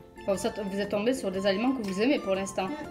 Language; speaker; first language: French; native; French